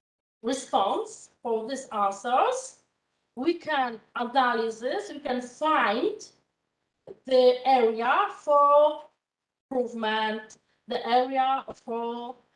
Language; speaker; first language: English; non-native, fluent; Polish